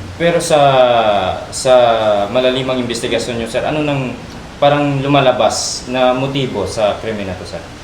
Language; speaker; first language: Filipino; native; Filipino